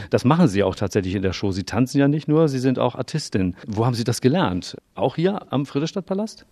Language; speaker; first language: German; native; German